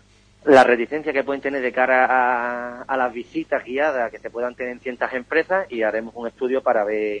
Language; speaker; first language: Spanish; native; Spanish